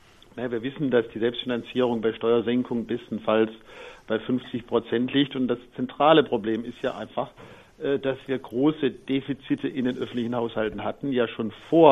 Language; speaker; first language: German; native; German